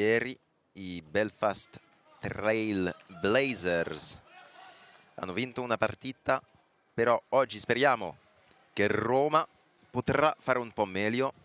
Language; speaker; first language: Italian; non-native, fluent; French